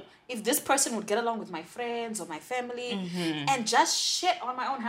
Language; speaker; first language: English; non-native, local second language; Shona